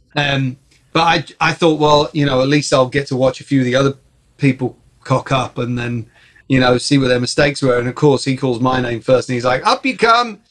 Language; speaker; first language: English; early bilingual, other home language; Czech